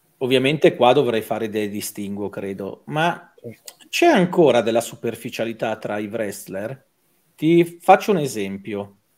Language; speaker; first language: Italian; native; Italian